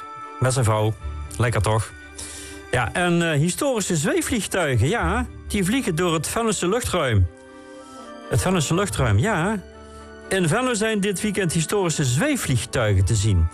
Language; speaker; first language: Dutch; native; Dutch